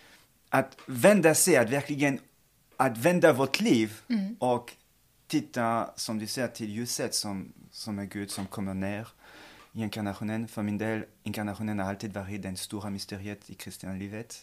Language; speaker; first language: Swedish; non-native, fluent; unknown